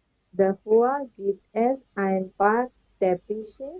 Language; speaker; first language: German; non-native, learner; Bangla